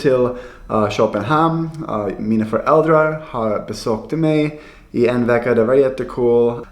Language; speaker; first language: Swedish; non-native, learner; English